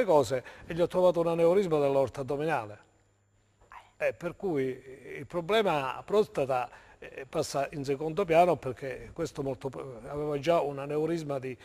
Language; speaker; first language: Italian; native; Italian